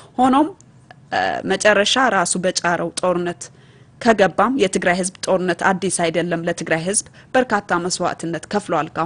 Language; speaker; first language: Amharic; non-native, local second language; Tigrinya